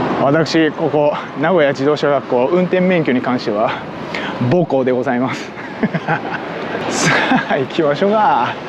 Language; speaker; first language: Japanese; native; Japanese